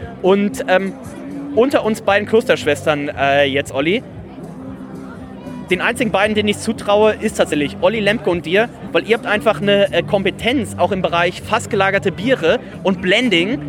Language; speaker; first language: German; native; German